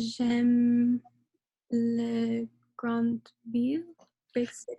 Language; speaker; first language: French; non-native, learner; English